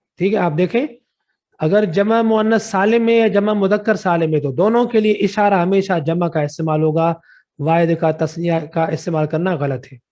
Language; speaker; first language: Urdu; non-native, local second language; Sindhi